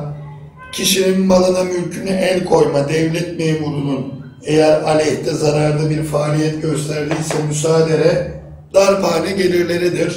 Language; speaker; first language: Turkish; native; Turkish